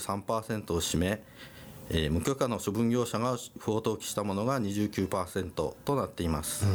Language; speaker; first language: Japanese; native; Japanese